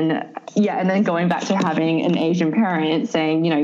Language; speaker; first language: English; native; English